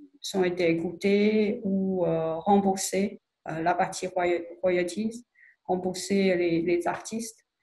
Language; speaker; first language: French; non-native, fluent; Chinese